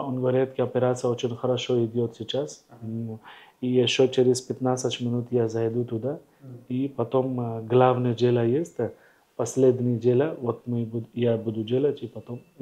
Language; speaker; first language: Russian; non-native, learner; Hindi